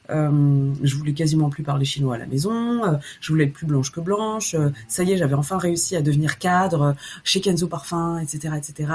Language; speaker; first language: French; early bilingual, other home language; Chinese